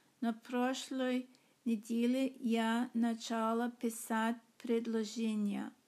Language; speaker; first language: Russian; non-native, learner; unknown